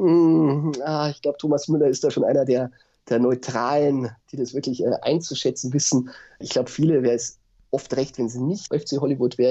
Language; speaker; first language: German; native; German